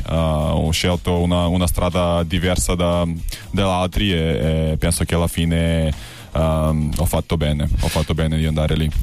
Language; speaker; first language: Italian; non-native, fluent; Macedonian